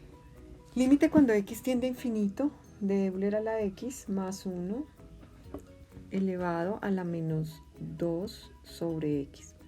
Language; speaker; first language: Spanish; native; Spanish